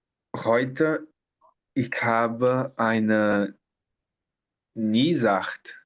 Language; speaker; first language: German; non-native, learner; Portuguese